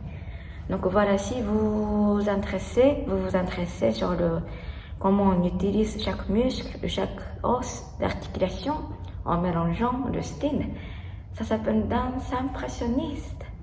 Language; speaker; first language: French; non-native, learner; Japanese